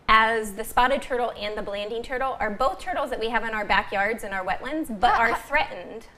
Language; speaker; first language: English; native; English